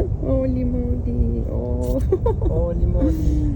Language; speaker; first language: English; non-native, fluent; Turkish